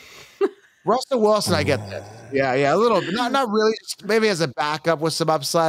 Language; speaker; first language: English; native; English